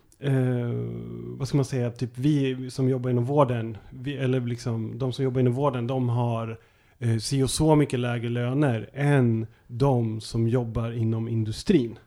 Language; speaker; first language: Swedish; native; Swedish